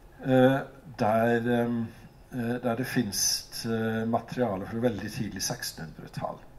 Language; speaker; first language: Norwegian; non-native, fluent; English